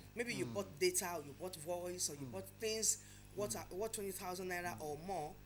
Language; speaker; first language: English; non-native, local second language; Yoruba